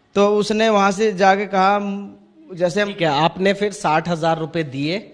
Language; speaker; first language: Hindi; native; Hindi